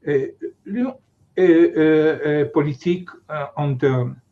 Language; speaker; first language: French; non-native, fluent; Hebrew